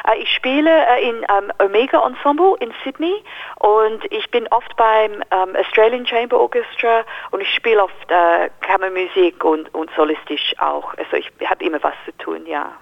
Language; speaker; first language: German; non-native, learner; English